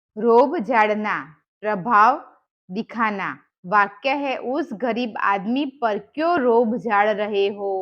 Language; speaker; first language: Hindi; non-native, local second language; Gujarati